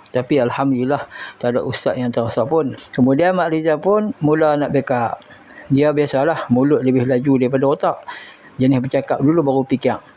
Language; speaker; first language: Malay; native; Malay